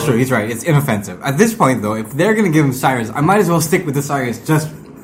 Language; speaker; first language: English; non-native, local second language; Filipino